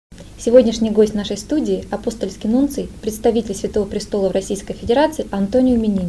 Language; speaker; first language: Russian; native; Russian